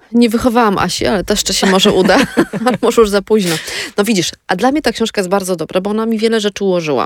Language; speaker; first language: Polish; native; Polish